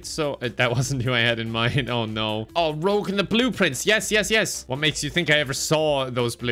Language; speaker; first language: English; native; English